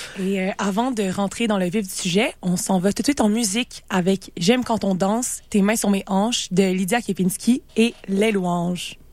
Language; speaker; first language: French; native; French